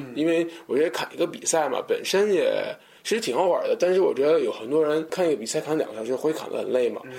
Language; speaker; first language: Chinese; non-native, fluent; English